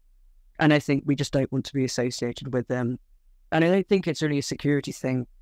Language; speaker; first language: English; native; English